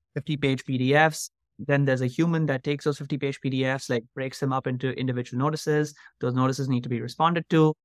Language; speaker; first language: English; non-native, local second language; Hindi